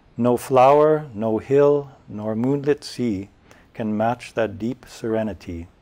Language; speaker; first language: English; native; English